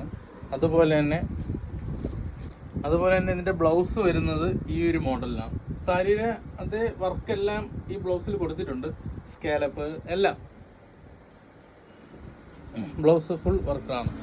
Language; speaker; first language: Malayalam; native; Malayalam